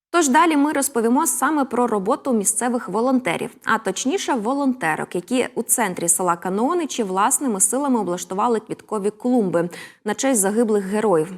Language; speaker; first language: Ukrainian; native; Ukrainian